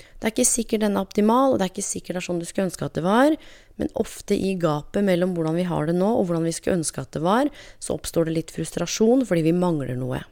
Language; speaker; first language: Norwegian; native; Norwegian